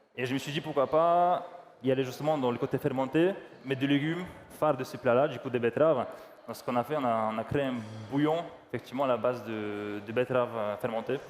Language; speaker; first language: French; non-native, fluent; Polish